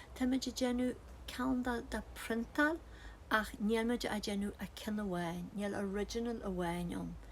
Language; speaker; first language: Irish; native; Irish